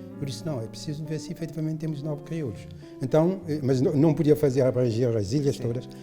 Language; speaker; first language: Portuguese; non-native, local second language; Kabuverdianu